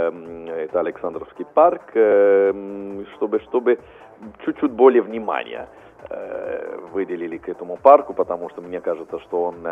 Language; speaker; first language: Russian; non-native, fluent; Italian